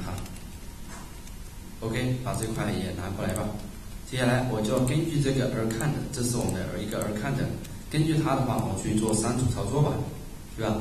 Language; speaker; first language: Chinese; native; Chinese